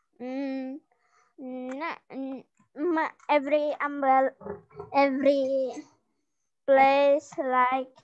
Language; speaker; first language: English; non-native, learner; Indonesian